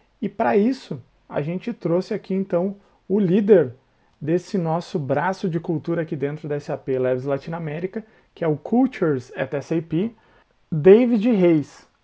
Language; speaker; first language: Portuguese; native; Portuguese